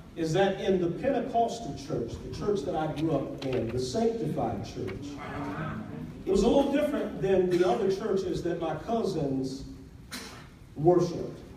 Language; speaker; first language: English; native; English